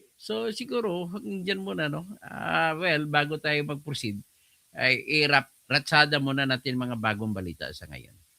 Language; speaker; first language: Filipino; non-native, local second language; Hiligaynon